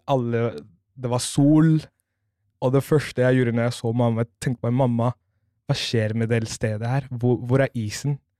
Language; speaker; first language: Norwegian; non-native, fluent; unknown